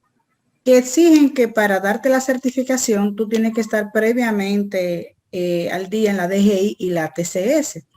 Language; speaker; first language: Spanish; native; Spanish